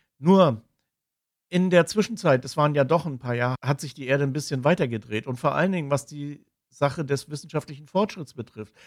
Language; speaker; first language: German; native; German